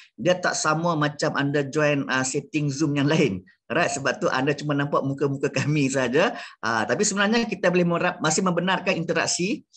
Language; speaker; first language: Malay; native; Malay